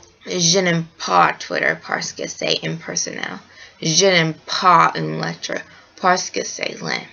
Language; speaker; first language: French; non-native, learner; English